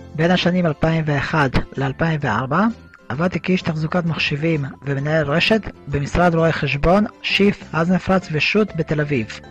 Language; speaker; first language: Hebrew; early bilingual, other home language; Russian